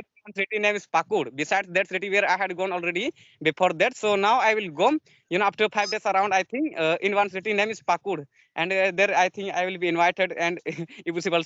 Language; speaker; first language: English; non-native, learner; Santali